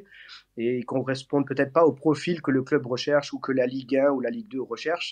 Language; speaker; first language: French; native; French